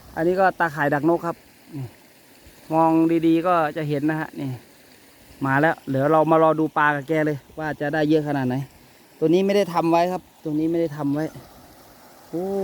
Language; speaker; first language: Thai; non-native, local second language; Northeastern Thai